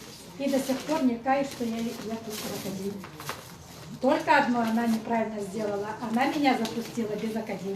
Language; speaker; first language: Russian; native; Russian